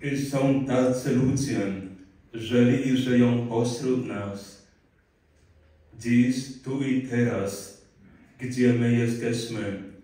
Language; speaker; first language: Polish; non-native, fluent; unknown